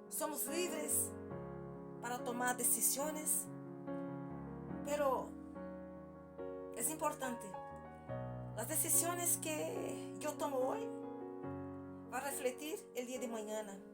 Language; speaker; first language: Spanish; non-native, learner; Portuguese